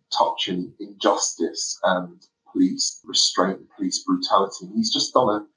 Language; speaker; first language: English; native; English